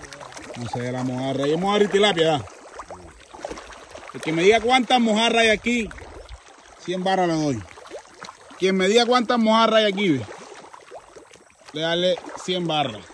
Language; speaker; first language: Spanish; native; Spanish